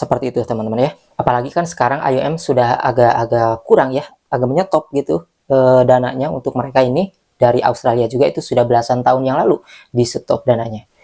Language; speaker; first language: Indonesian; native; Indonesian